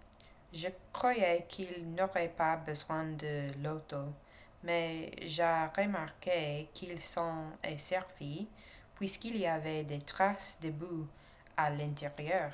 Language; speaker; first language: French; non-native, learner; English